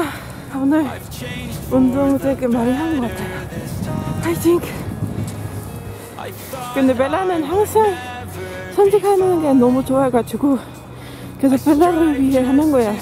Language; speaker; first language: Korean; non-native, fluent; Dutch